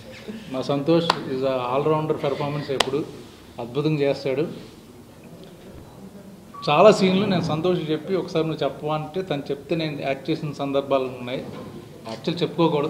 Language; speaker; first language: Telugu; native; Telugu